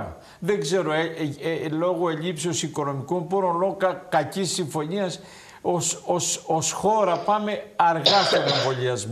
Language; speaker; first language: Greek; native; Greek